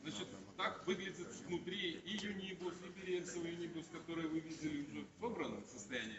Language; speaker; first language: Russian; native; Russian